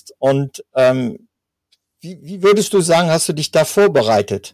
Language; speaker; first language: German; native; German